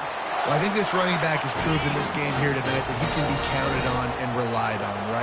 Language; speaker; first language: English; native; English